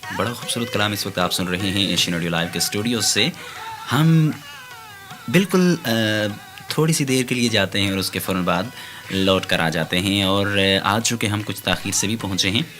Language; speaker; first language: Urdu; native; Urdu